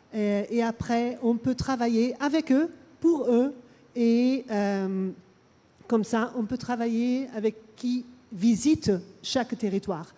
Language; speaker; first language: French; non-native, fluent; Portuguese